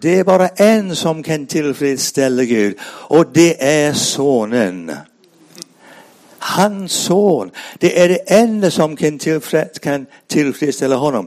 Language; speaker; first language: Swedish; non-native, fluent; English